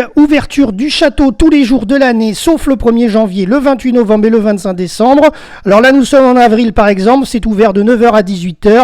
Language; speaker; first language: French; native; French